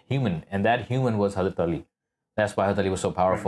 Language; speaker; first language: English; non-native, local second language; Urdu